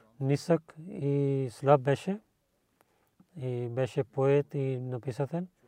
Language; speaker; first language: Bulgarian; non-native, learner; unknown